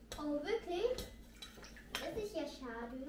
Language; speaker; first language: German; early bilingual, other home language; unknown